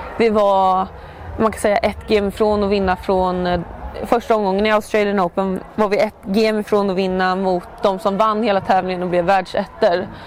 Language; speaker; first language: Swedish; native; Swedish